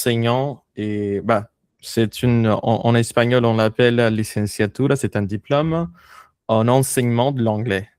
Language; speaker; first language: French; non-native, fluent; Spanish